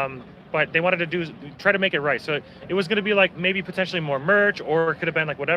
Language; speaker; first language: English; native; English